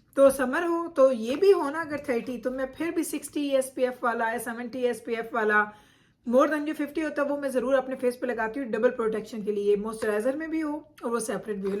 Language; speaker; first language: Urdu; native; Urdu